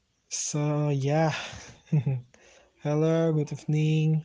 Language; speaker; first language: English; non-native, learner; Indonesian